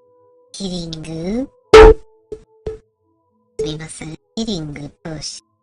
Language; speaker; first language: Japanese; non-native, learner; English